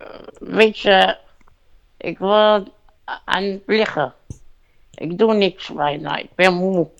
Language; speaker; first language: Dutch; non-native, fluent; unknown